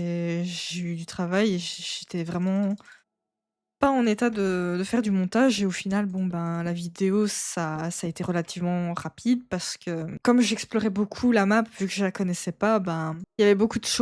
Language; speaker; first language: French; native; French